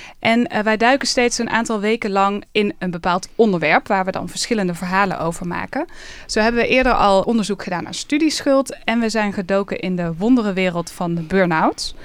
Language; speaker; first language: Dutch; native; Dutch